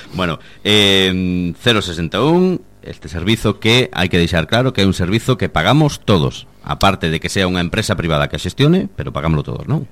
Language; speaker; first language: Galician; native; Galician